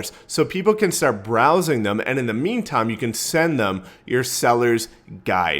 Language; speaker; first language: English; native; English